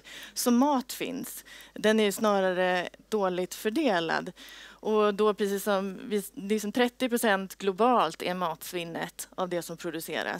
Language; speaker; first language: Swedish; native; Swedish